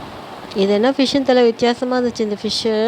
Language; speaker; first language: Tamil; native; Tamil